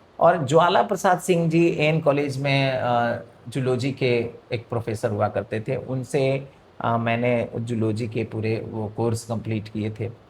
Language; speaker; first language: Hindi; non-native, local second language; Bhojpuri